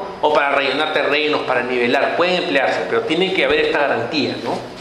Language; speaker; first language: Spanish; native; Spanish